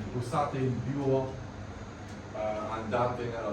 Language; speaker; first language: Italian; non-native, learner; English